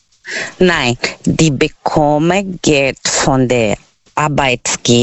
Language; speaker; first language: German; non-native, fluent; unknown